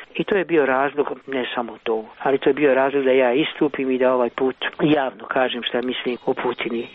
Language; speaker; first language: Croatian; native; Croatian